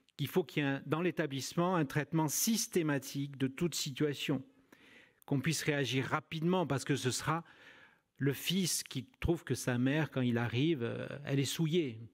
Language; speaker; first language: French; native; French